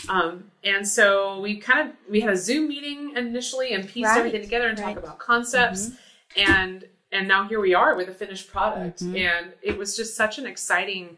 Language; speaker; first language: English; native; English